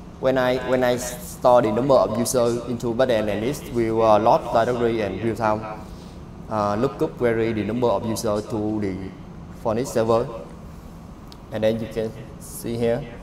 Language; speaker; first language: English; non-native, learner; Vietnamese